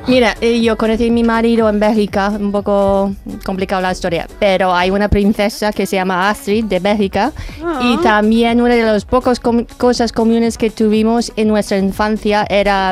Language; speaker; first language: Spanish; non-native, fluent; English